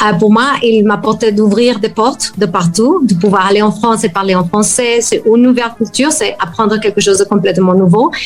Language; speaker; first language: French; non-native, fluent; Spanish